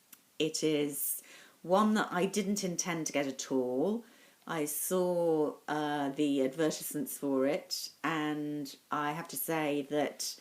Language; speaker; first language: English; native; English